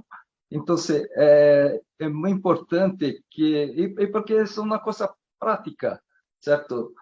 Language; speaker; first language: Spanish; non-native, learner; Portuguese